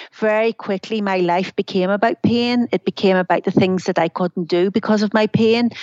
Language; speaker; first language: English; native; English